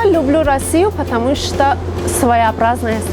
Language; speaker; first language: Russian; non-native, fluent; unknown